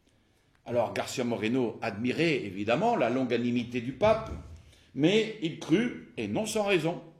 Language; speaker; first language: French; native; French